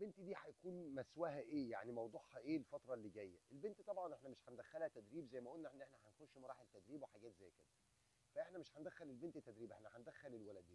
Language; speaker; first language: Arabic; native; Arabic